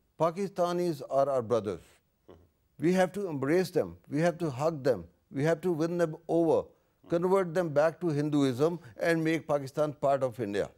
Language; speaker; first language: English; non-native, local second language; Urdu